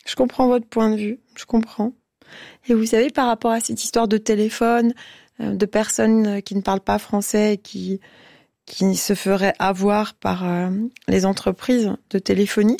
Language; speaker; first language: French; native; French